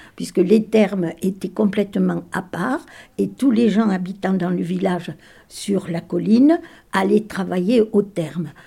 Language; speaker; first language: French; native; French